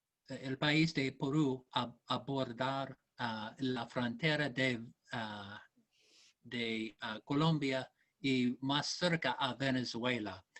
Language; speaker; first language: Spanish; non-native, learner; English